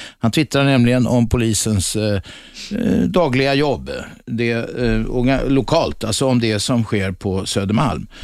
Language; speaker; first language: Swedish; native; Swedish